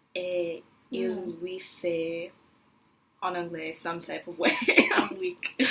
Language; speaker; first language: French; non-native, learner; English